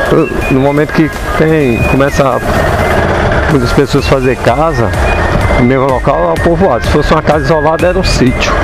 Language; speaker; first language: Portuguese; native; Portuguese